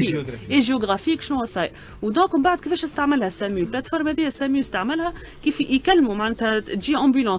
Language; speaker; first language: Arabic; native; Arabic